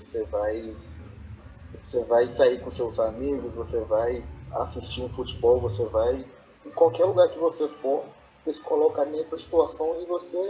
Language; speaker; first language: Portuguese; non-native, fluent; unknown